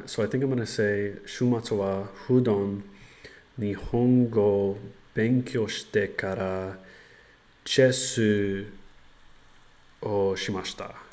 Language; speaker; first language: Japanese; non-native, learner; English